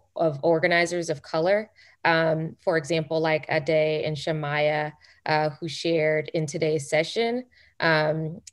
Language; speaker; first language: English; native; English